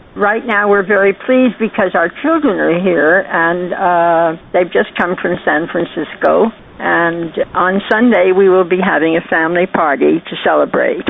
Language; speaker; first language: English; native; English